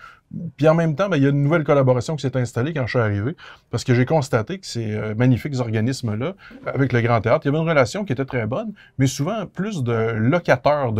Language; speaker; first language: French; native; French